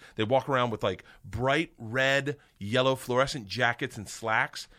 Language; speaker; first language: English; native; English